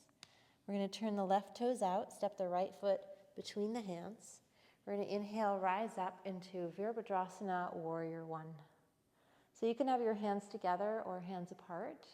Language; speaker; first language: English; native; English